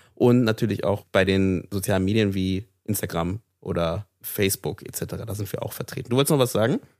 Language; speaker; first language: German; native; German